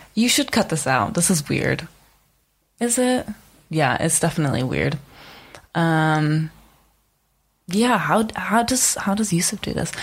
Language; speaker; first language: English; non-native, fluent; Czech